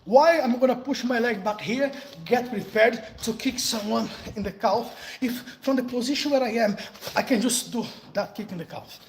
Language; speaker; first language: English; non-native, fluent; Portuguese